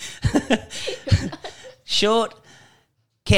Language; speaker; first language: English; native; English